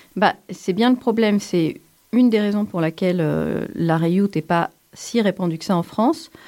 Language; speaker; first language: French; native; French